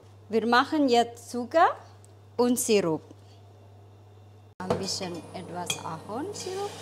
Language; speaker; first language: German; non-native, learner; Indonesian